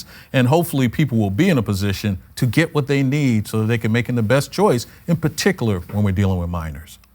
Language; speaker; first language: English; native; English